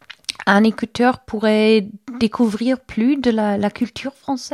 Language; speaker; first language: French; non-native, learner; German